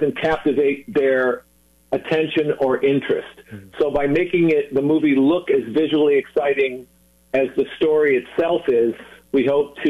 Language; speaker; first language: English; native; English